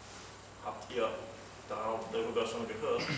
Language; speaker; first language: German; non-native, fluent; Polish